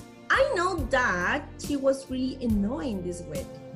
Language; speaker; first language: English; non-native, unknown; Spanish